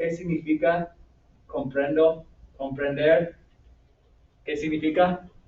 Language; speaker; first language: Spanish; non-native, fluent; English